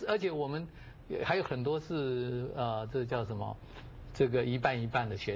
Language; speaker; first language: Chinese; native; Chinese